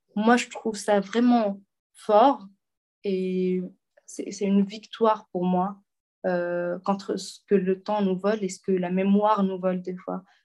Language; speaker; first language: French; non-native, local second language; Arabic